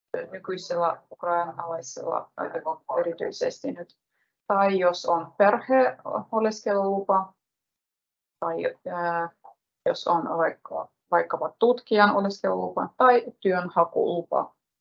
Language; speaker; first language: Finnish; non-native, fluent; Russian